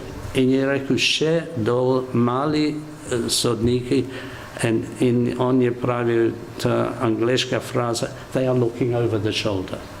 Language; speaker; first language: Slovenian; non-native, learner; English